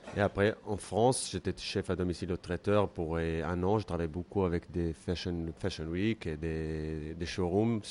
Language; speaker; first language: French; non-native, fluent; Hebrew